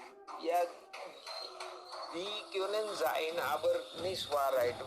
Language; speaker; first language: German; non-native, learner; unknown